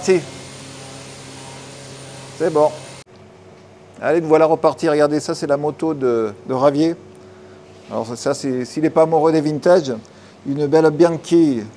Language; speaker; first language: French; native; French